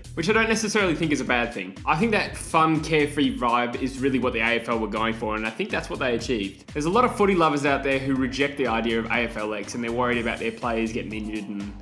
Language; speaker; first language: English; native; English